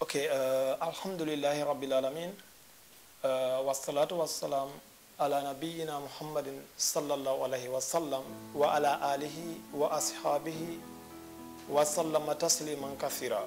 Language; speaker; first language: French; non-native, local second language; Fula